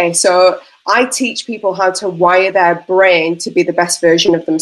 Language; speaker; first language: English; native; English